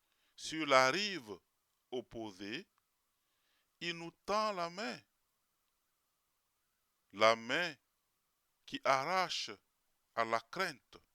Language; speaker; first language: French; native; French